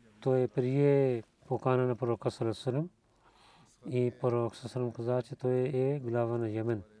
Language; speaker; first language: Bulgarian; non-native, learner; Urdu